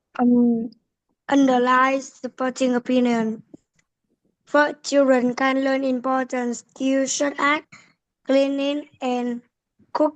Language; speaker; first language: English; non-native, learner; Vietnamese